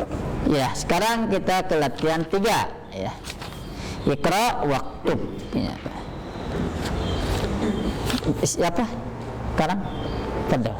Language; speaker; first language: Indonesian; native; Indonesian